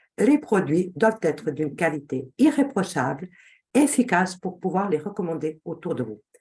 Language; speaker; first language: French; non-native, fluent; Spanish